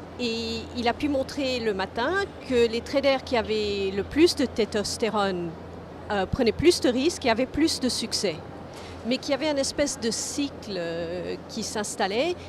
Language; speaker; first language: French; non-native, fluent; English